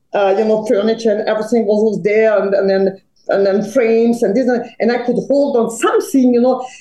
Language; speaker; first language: English; non-native, fluent; Serbian